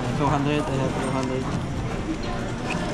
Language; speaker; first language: English; non-native, local second language; Filipino